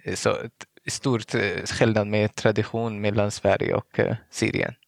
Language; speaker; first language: Swedish; non-native, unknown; Arabic